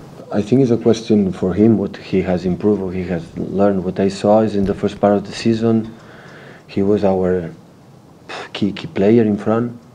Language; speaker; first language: English; non-native, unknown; Catalan